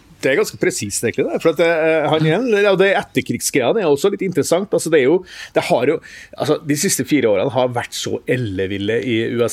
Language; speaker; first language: Norwegian; native; Norwegian